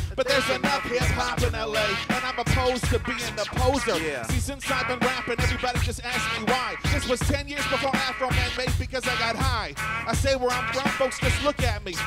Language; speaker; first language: English; native; English